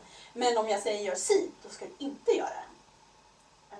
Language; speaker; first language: Swedish; native; Swedish